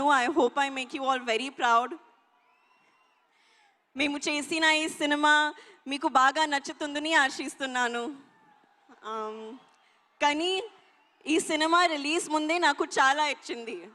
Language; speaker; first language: Telugu; non-native, learner; Hindi